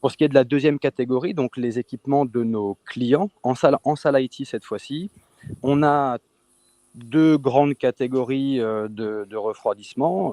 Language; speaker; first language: French; native; French